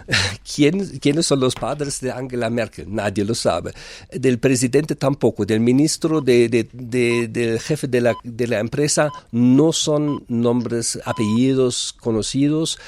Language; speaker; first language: Spanish; non-native, fluent; German